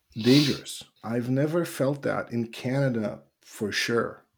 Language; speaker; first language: English; non-native, fluent; Russian